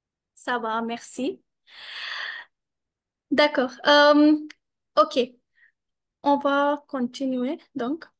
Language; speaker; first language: French; non-native, learner; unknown